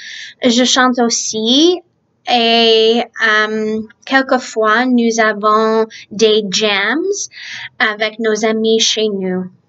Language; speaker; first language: French; early bilingual, other home language; Czech